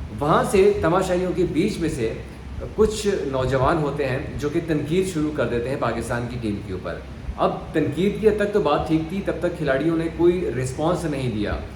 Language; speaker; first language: Urdu; non-native, local second language; Punjabi